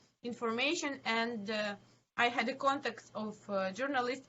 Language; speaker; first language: English; non-native, learner; Ukrainian